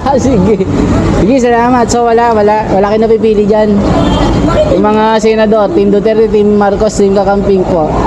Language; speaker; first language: Filipino; native; Filipino